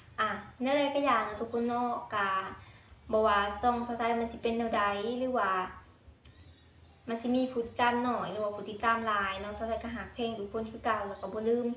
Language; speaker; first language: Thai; non-native, local second language; Lao